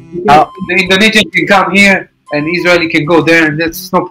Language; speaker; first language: English; non-native, fluent; Hebrew